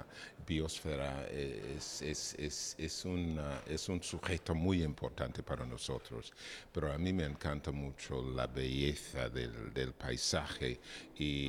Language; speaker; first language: Spanish; non-native, fluent; English